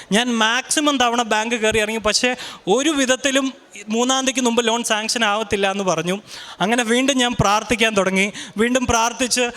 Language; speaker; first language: Malayalam; early bilingual, heritage; Malayalam